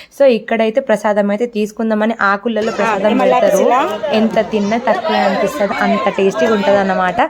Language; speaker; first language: Telugu; non-native, local second language; Lambadi